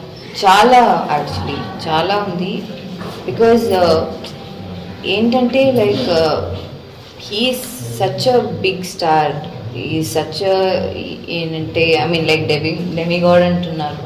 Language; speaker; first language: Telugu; non-native, local second language; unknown